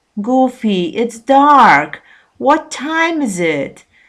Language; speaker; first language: English; non-native, fluent; Polish